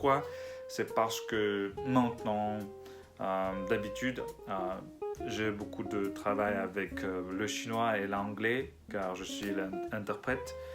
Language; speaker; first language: French; non-native, learner; Russian